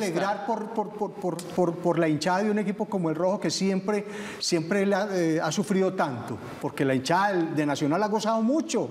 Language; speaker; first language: Spanish; native; Spanish